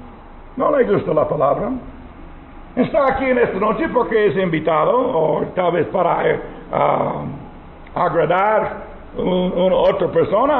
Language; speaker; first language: Spanish; non-native, learner; English